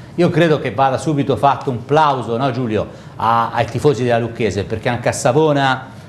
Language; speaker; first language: Italian; native; Italian